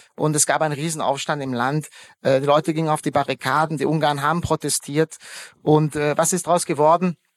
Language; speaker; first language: German; early bilingual, other home language; Hungarian